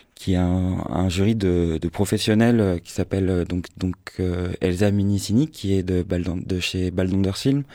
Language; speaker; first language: French; native; French